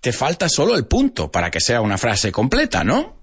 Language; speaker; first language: Spanish; non-native, fluent; English